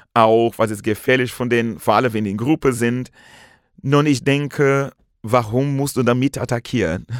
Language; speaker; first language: German; non-native, fluent; Portuguese